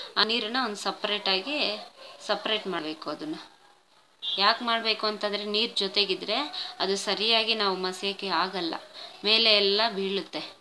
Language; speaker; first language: Kannada; non-native, local second language; Telugu